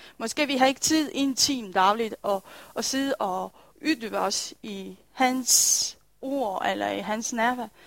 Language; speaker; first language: Danish; non-native, fluent; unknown